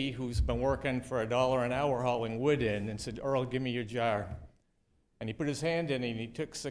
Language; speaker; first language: English; native; English